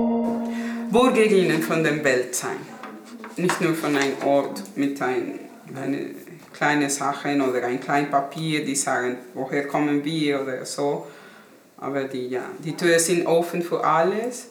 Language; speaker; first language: German; non-native, learner; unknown